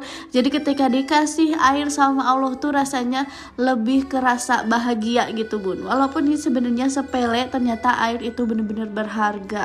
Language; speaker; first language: Indonesian; non-native, local second language; Sundanese